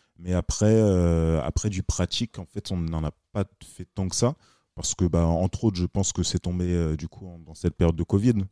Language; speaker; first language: French; native; French